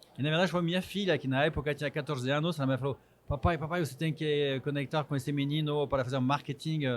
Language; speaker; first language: Portuguese; non-native, fluent; French